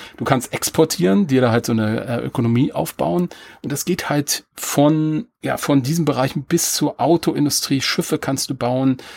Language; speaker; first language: German; native; German